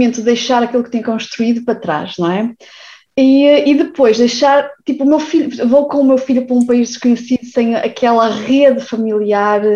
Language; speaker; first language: Portuguese; native; Portuguese